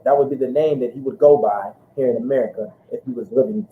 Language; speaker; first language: English; native; English